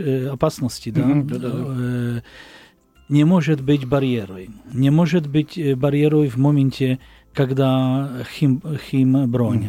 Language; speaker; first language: Russian; non-native, learner; Slovak